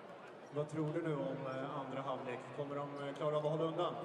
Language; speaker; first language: Swedish; native; Swedish